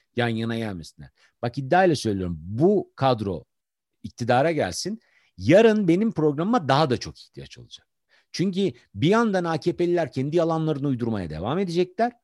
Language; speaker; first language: Turkish; native; Turkish